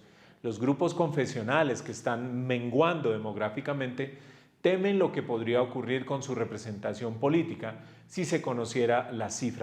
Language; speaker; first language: Spanish; native; Spanish